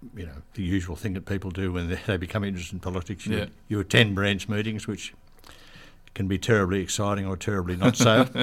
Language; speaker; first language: English; native; English